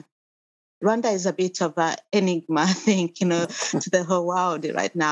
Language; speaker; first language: English; non-native, local second language; Kinyarwanda